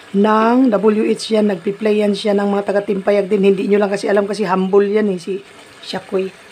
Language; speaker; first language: Filipino; non-native, local second language; Cebuano